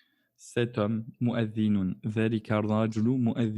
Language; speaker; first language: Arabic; non-native, fluent; French